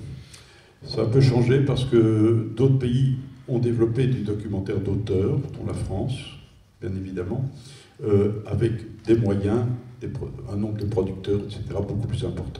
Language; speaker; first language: French; native; French